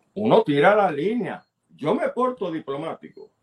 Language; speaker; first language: Spanish; native; Spanish